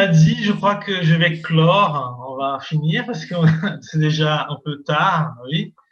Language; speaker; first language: French; non-native, fluent; Portuguese